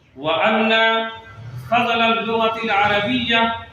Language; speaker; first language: Arabic; non-native, fluent; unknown